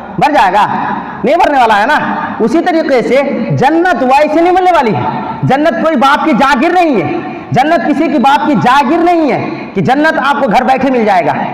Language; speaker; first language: Urdu; native; Urdu